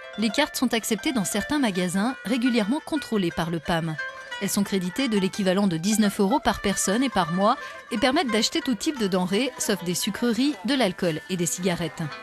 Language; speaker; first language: French; native; French